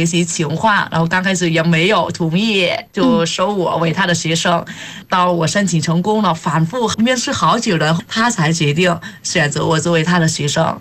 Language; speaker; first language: Chinese; non-native, fluent; Vietnamese